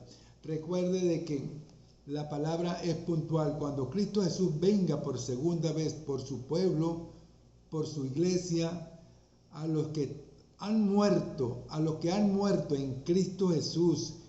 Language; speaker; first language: Spanish; native; Spanish